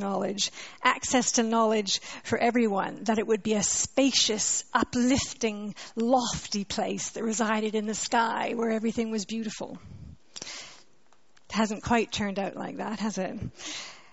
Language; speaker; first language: English; native; English